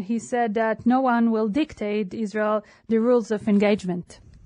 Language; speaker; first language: English; non-native, fluent; Hebrew